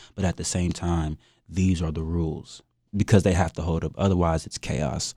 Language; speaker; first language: English; native; English